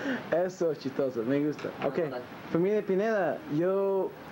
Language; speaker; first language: Spanish; non-native, learner; English